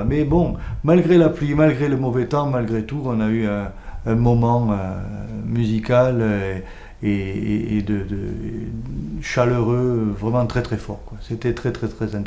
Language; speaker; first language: French; native; French